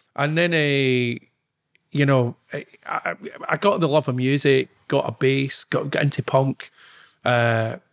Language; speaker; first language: English; native; English